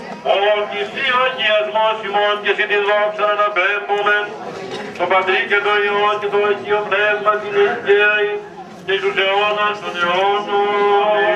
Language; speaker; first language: Greek; native; Greek